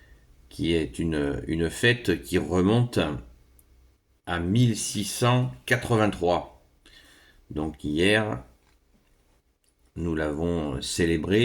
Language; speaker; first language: French; native; French